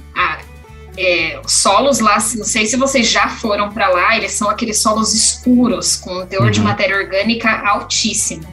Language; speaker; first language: Portuguese; native; Portuguese